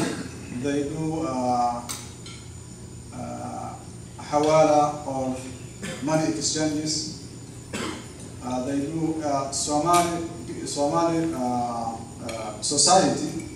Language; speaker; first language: English; non-native, learner; Somali